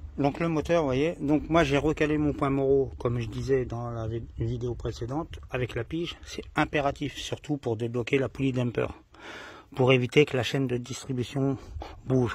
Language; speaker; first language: French; native; French